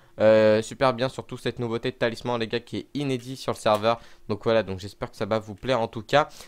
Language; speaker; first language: French; native; French